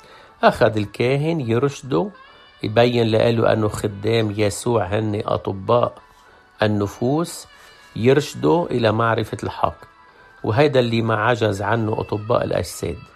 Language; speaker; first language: Arabic; native; Arabic